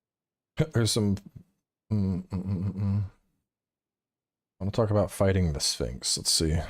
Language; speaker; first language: English; native; English